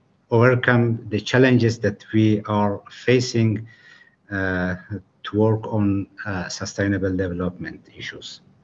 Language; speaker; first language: English; non-native, fluent; Persian